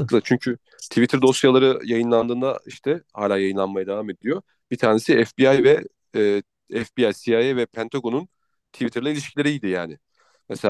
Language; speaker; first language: Turkish; native; Turkish